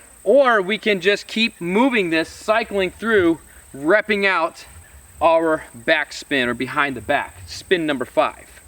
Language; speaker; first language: English; native; English